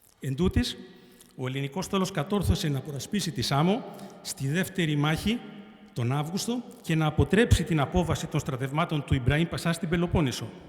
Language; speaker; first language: Greek; native; Greek